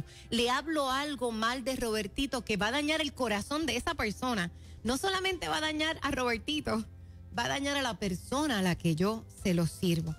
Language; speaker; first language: Spanish; native; Spanish